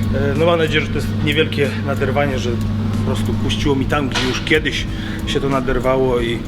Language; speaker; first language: Polish; native; Polish